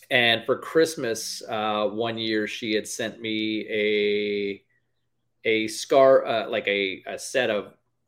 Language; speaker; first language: English; native; English